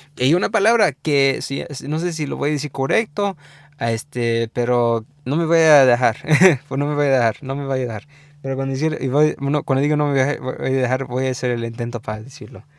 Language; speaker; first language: Spanish; early bilingual, heritage; English